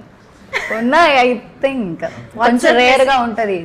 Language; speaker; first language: Telugu; non-native, learner; Malayalam